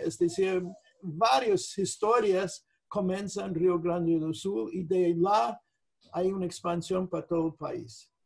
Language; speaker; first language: Portuguese; non-native, fluent; English